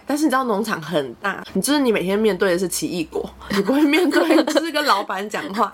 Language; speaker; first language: Chinese; native; Chinese